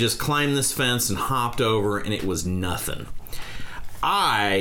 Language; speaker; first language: English; native; English